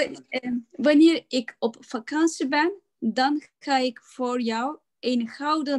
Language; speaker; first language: Dutch; non-native, learner; Turkish